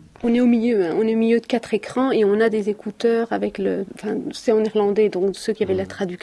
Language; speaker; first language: French; native; French